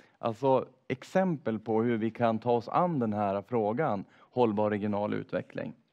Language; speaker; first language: Swedish; native; Swedish